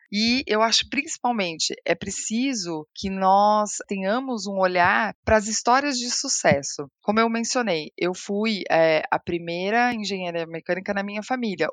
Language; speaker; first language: Portuguese; native; Portuguese